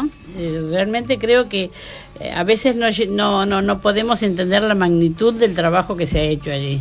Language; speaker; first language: Spanish; native; Spanish